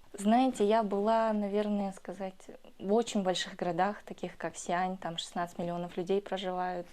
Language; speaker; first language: Russian; early bilingual, other home language; Kyrgyz